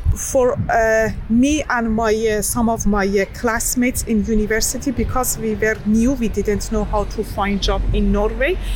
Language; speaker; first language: English; non-native, learner; Persian